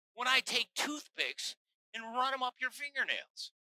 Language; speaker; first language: English; native; English